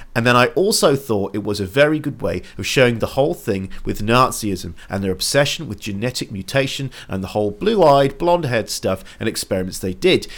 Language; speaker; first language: English; native; English